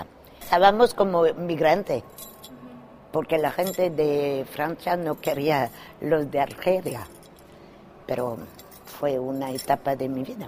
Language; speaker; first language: Spanish; non-native, fluent; French